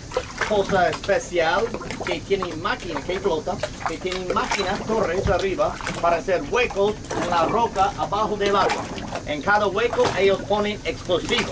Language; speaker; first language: Spanish; non-native, learner; English